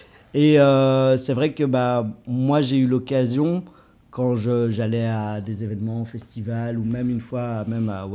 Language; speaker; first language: French; native; French